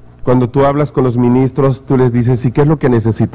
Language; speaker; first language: Spanish; native; Spanish